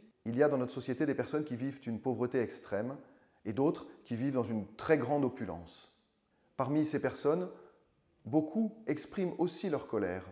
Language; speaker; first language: French; native; French